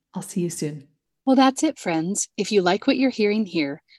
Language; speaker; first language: English; native; English